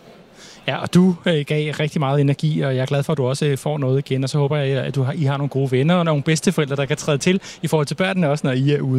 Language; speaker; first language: Danish; native; Danish